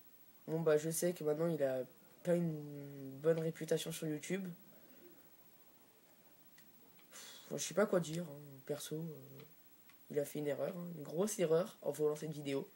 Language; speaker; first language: French; native; French